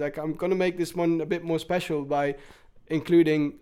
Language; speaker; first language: English; native; English